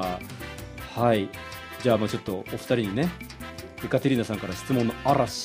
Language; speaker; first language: Japanese; native; Japanese